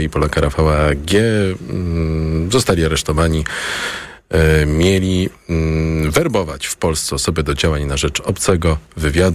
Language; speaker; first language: Polish; native; Polish